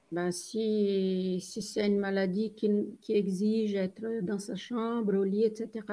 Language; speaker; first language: French; non-native, fluent; Portuguese